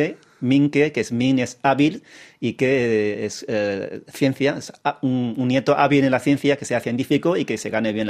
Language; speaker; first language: Spanish; early bilingual, other home language; Chinese